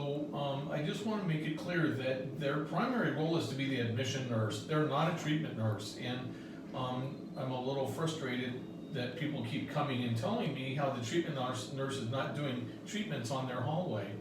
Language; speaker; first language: English; native; English